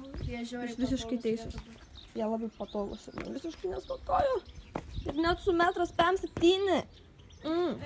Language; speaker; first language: Lithuanian; native; Lithuanian